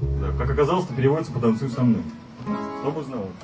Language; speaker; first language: Russian; native; Russian